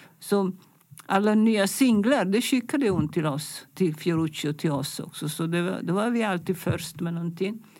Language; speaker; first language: Swedish; non-native, fluent; Italian